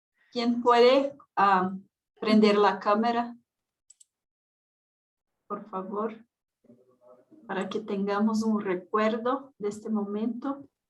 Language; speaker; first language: Spanish; non-native, fluent; Portuguese